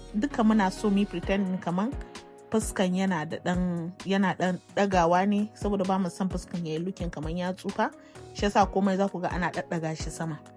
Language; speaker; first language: Hausa; non-native, local second language; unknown